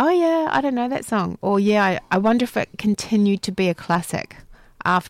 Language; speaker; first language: English; native; English